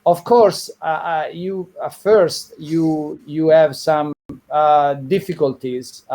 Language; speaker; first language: English; non-native, fluent; Italian